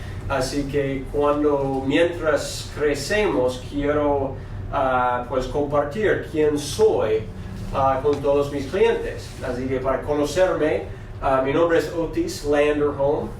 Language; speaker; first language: Spanish; non-native, fluent; English